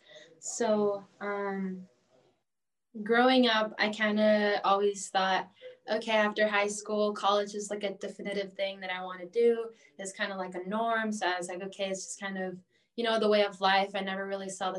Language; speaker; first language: English; native; English